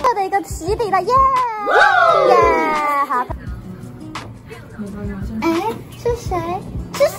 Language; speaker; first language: Chinese; native; Chinese